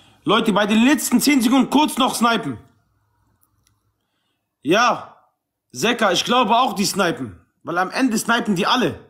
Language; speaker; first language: German; non-native, local second language; Arabic